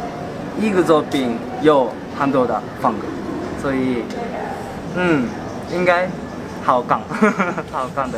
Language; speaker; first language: Chinese; non-native, learner; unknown